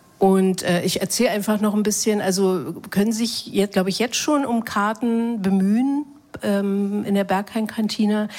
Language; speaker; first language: German; native; German